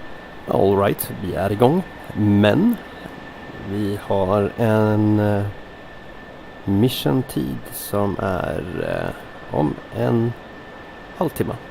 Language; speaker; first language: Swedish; native; Swedish